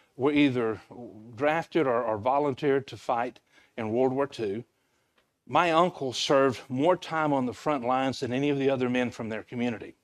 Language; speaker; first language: English; native; English